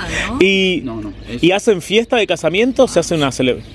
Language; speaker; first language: Spanish; native; Spanish